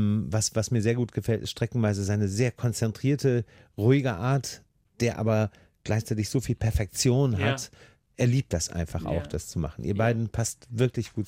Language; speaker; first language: German; native; German